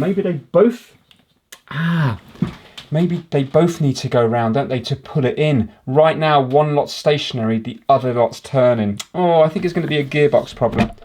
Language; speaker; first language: English; native; English